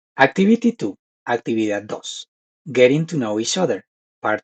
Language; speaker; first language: English; non-native, fluent; Spanish